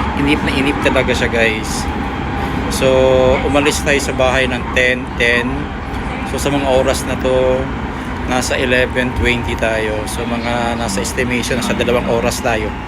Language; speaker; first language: Filipino; non-native, local second language; Cebuano